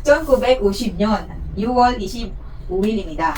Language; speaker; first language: Korean; non-native, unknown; Filipino